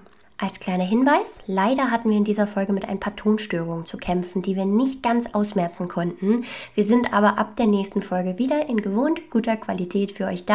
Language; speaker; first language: German; native; German